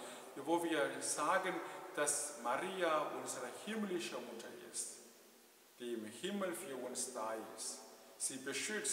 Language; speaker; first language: German; non-native, fluent; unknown